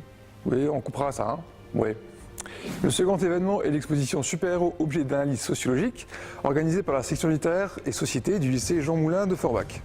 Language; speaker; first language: French; native; French